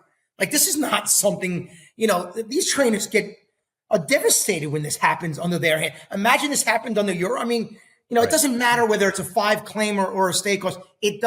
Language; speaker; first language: English; native; English